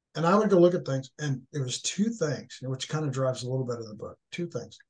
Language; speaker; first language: English; native; English